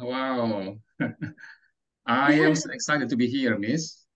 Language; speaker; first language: English; non-native, fluent; Indonesian